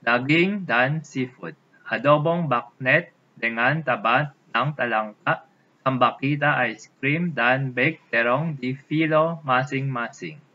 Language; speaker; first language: Indonesian; non-native, learner; Filipino